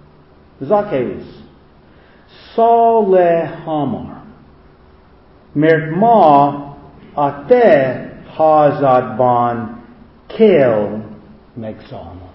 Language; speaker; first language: Hungarian; non-native, fluent; English